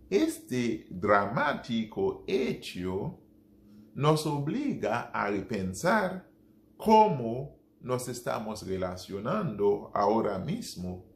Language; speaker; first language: Spanish; non-native, fluent; Haitian Creole